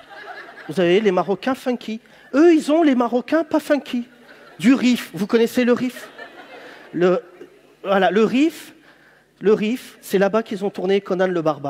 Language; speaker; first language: French; native; French